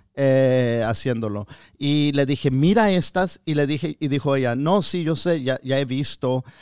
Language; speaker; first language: Spanish; early bilingual, heritage; Spanish